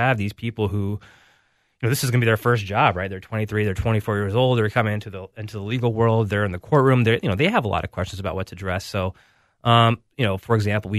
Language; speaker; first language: English; native; English